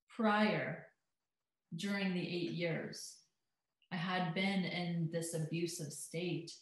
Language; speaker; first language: English; native; English